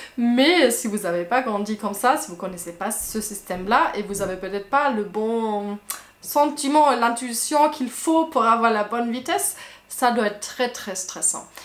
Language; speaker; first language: French; non-native, fluent; German